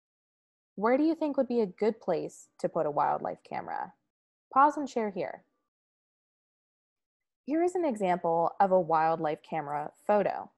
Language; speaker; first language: English; native; English